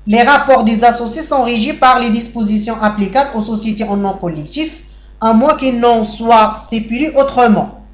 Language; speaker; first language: French; non-native, local second language; Arabic